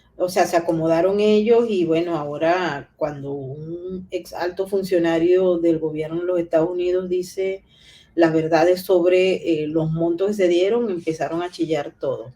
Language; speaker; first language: Spanish; native; Spanish